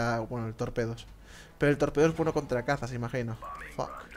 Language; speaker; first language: Spanish; native; Spanish